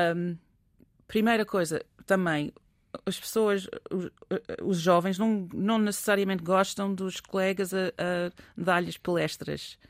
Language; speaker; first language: Portuguese; non-native, fluent; English